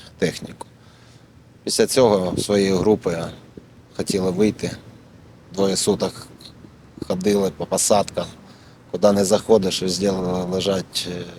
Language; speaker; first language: Ukrainian; non-native, local second language; Russian